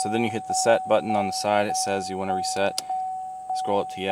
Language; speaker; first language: English; native; English